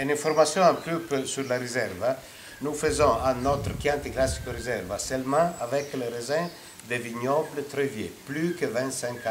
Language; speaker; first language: French; non-native, fluent; Italian